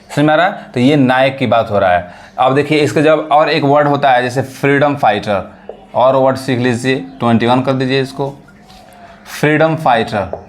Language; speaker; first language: Hindi; native; Hindi